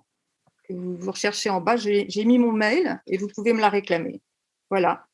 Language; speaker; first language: French; native; French